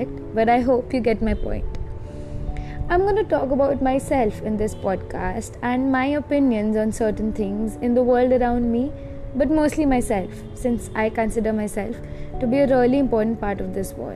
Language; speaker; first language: English; non-native, local second language; Hindi